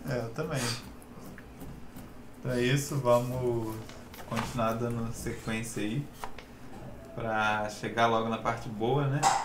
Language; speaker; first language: Portuguese; native; Portuguese